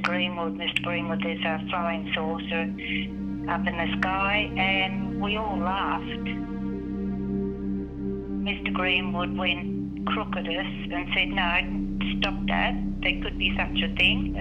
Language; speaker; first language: English; native; English